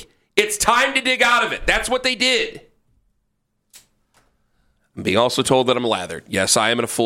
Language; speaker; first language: English; native; English